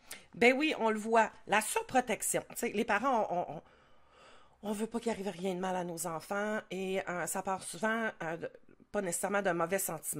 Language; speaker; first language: French; native; French